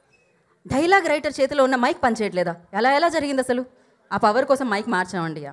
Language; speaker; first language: Telugu; native; Telugu